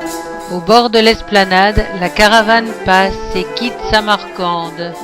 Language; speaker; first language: French; native; French